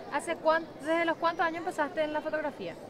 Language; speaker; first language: Spanish; native; Spanish